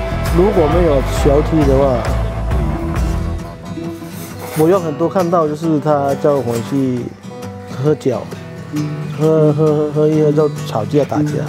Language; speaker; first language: Chinese; non-native, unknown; Thai